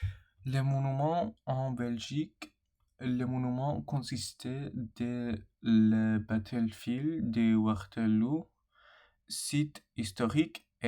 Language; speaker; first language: French; non-native, learner; English